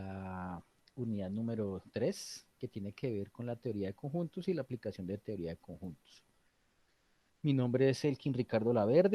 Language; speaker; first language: Spanish; native; Spanish